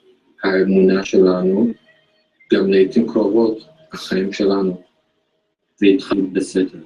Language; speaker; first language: Hebrew; early bilingual, other home language; Amharic